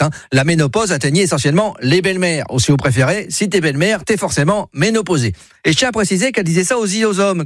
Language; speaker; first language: French; native; French